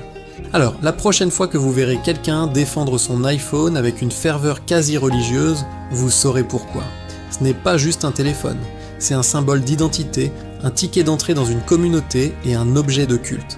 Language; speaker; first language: French; native; French